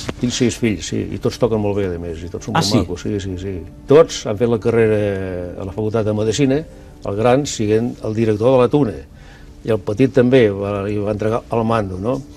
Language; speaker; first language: Catalan; non-native, local second language; Basque